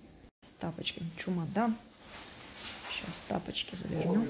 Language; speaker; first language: Russian; native; Russian